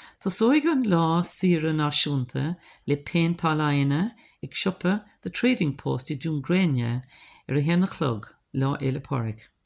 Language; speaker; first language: Irish; non-native, local second language; English